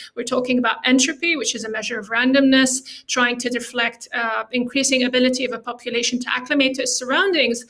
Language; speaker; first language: English; non-native, fluent; Arabic